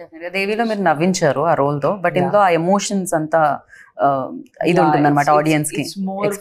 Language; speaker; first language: Telugu; native; Telugu